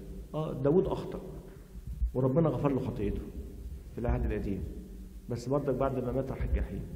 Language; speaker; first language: Arabic; native; Arabic